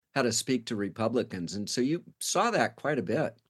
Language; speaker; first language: English; native; English